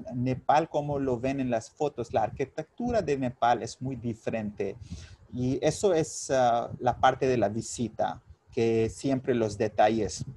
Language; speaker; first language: Spanish; non-native, fluent; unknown